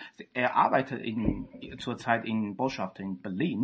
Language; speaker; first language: German; non-native, fluent; Chinese